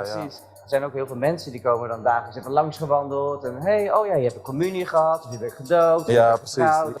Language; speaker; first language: Dutch; native; Dutch